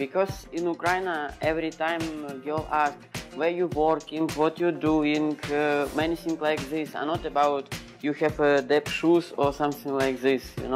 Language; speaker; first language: English; non-native, learner; Ukrainian